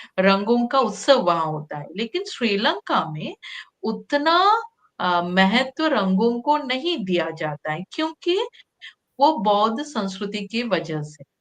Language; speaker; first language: Hindi; non-native, fluent; Sinhala